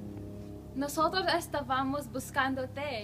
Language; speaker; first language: Spanish; non-native, learner; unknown